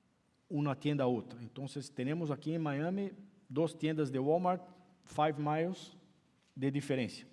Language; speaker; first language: Spanish; non-native, fluent; Portuguese